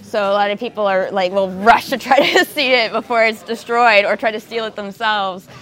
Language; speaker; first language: English; native; English